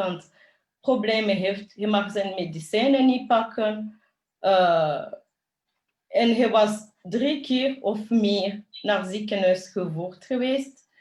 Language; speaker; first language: Dutch; non-native, fluent; Kinyarwanda